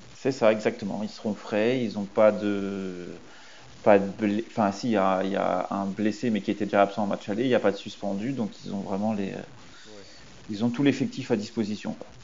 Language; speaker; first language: French; native; French